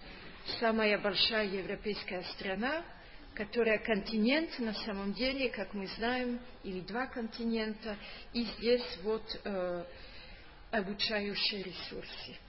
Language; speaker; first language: Russian; non-native, fluent; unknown